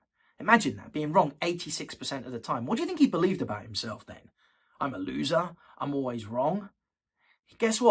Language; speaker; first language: English; native; English